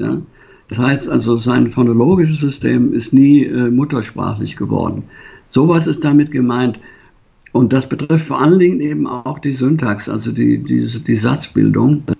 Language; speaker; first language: German; native; German